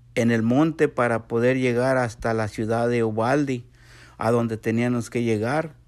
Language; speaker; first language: Spanish; native; Spanish